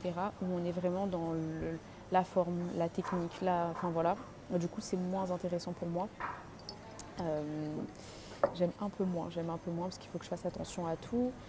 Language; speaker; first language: French; native; French